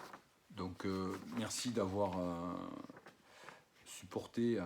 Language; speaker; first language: French; native; French